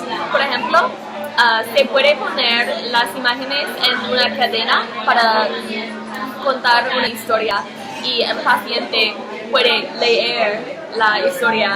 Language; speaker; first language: Spanish; non-native, learner; English